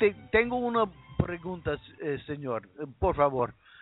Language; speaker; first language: Spanish; non-native, learner; English